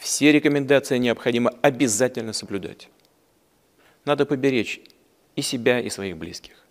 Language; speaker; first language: Russian; native; Russian